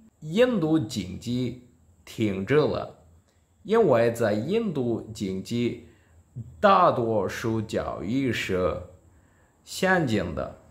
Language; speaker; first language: Chinese; non-native, learner; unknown